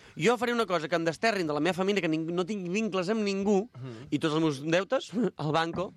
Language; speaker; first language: Catalan; native; Catalan